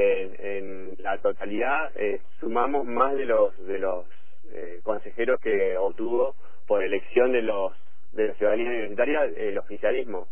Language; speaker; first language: Spanish; native; Spanish